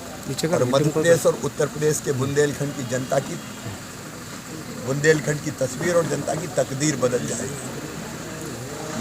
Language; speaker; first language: Hindi; native; Hindi